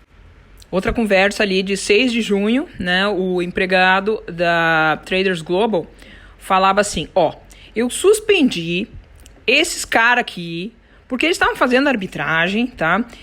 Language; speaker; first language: Portuguese; native; Portuguese